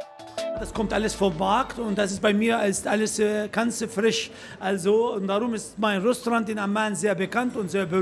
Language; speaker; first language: German; non-native, fluent; Arabic